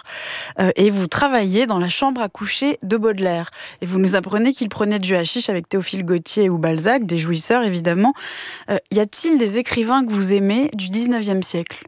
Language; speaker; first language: French; native; French